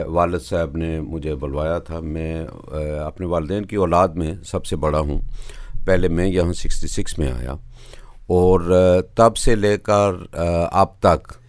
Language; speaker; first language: Urdu; non-native, local second language; Punjabi